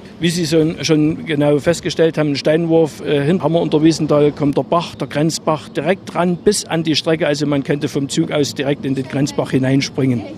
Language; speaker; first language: German; native; German